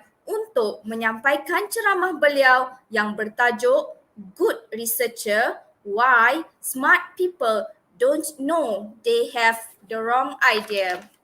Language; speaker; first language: Malay; native; Malay